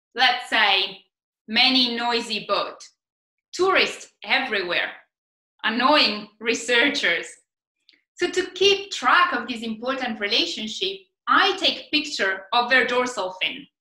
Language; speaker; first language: English; non-native, fluent; Italian